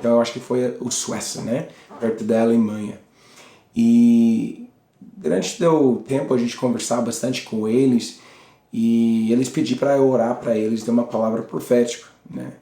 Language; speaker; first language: Portuguese; non-native, learner; English